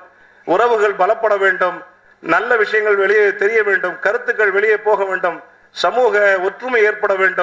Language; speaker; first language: Tamil; native; Tamil